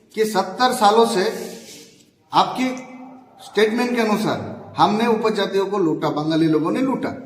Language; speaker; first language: Hindi; non-native, local second language; Bangla